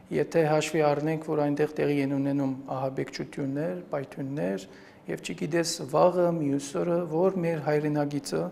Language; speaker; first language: Armenian; early bilingual, heritage; Armenian